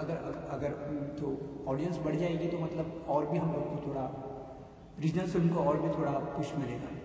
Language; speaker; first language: Hindi; non-native, local second language; Konkani